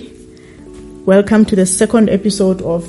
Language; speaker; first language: English; non-native, local second language; Tsonga